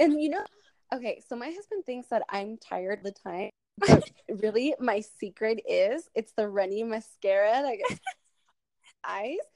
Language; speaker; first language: English; early bilingual, other home language; Spanish